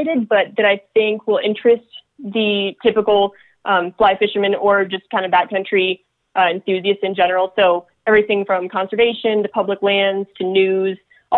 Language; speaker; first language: English; native; English